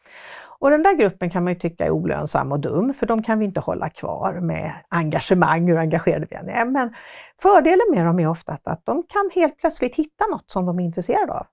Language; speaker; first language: Swedish; native; Swedish